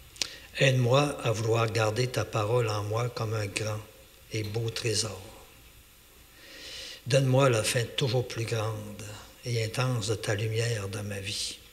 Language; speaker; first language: French; native; French